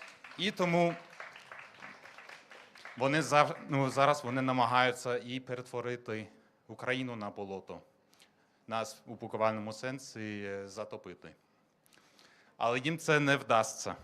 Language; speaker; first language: Ukrainian; non-native, fluent; Danish